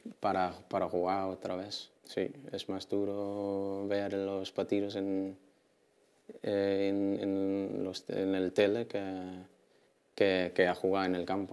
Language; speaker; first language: Spanish; non-native, learner; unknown